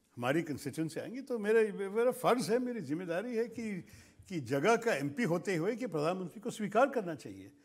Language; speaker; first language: Hindi; non-native, local second language; Malayalam